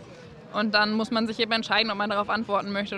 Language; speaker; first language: German; native; German